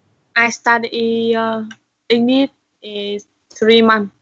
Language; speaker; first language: English; non-native, learner; Vietnamese